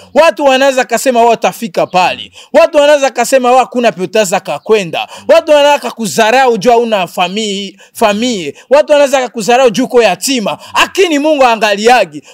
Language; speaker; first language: Swahili; non-native, local second language; Rundi